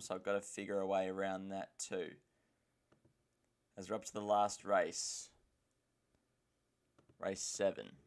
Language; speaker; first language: English; native; English